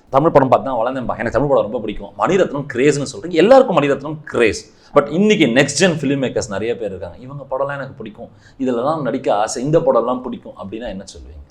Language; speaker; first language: Tamil; native; Tamil